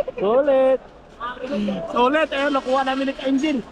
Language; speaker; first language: Filipino; native; Filipino